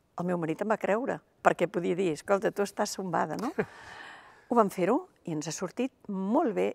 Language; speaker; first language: Catalan; native; Catalan